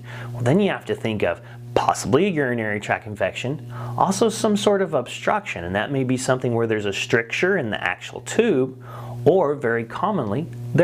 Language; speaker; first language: English; native; English